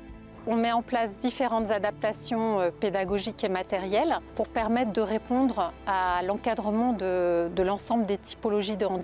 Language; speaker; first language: French; native; French